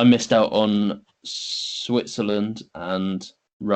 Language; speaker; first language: English; native; English